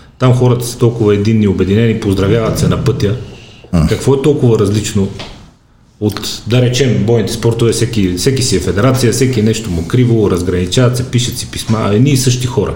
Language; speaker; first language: Bulgarian; native; Bulgarian